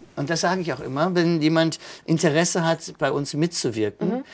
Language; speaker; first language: German; native; German